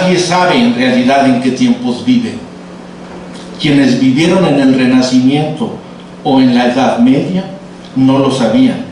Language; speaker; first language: Spanish; native; Spanish